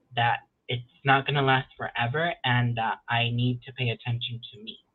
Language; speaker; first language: English; early bilingual, other home language; Spanish